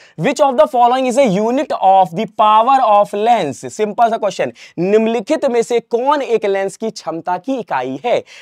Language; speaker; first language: Hindi; native; Hindi